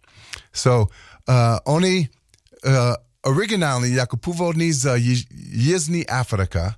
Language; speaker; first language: Czech; non-native, learner; English